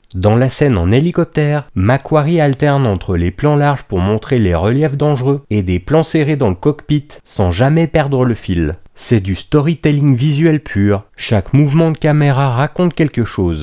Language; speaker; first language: French; native; French